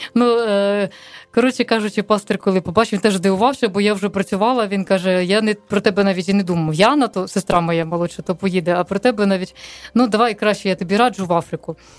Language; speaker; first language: Ukrainian; non-native, local second language; Russian